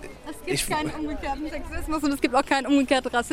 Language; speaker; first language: German; native; German